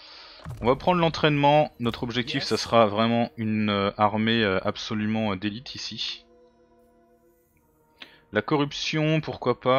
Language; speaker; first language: French; native; French